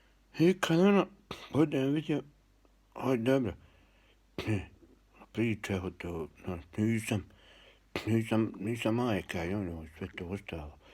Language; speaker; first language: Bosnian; early bilingual, heritage; Bosnian